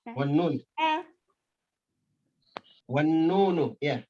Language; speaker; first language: Arabic; non-native, fluent; Indonesian